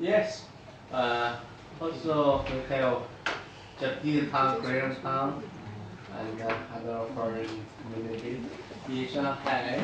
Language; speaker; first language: English; non-native, fluent; Chinese